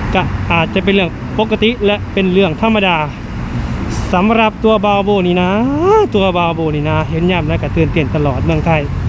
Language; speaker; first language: Thai; non-native, fluent; Lao